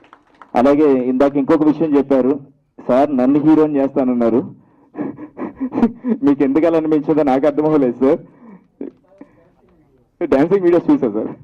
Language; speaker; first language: Telugu; native; Telugu